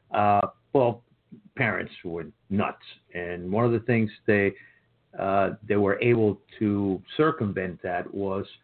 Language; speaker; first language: English; early bilingual, other home language; Spanish